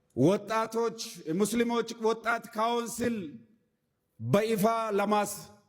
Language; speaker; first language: Amharic; non-native, local second language; Oromo